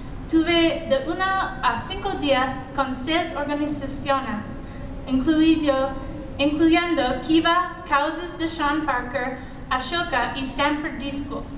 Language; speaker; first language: Spanish; non-native, learner; English